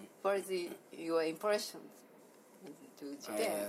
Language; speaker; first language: English; non-native, learner; Japanese